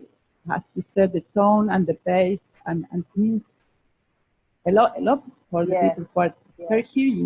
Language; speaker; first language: English; non-native, fluent; Spanish